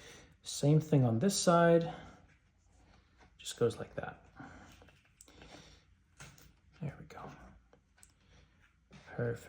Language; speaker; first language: English; native; English